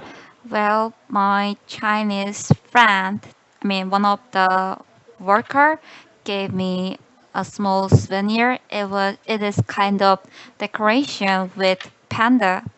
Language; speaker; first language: English; non-native, learner; Korean